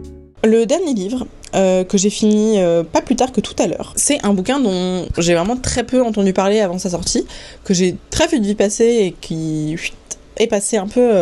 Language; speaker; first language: French; native; French